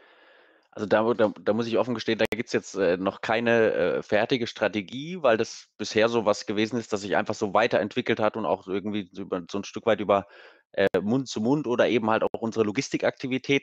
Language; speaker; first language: German; native; German